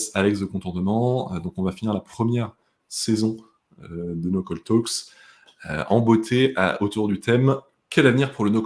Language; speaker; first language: French; native; French